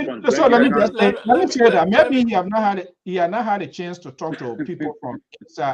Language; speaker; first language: English; native; English